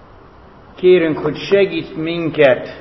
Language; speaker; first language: Hungarian; non-native, fluent; English